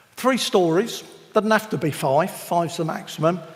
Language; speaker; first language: English; native; English